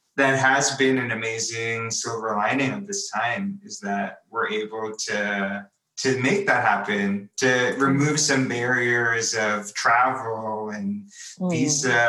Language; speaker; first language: English; native; English